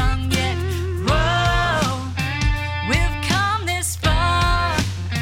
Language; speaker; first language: English; native; English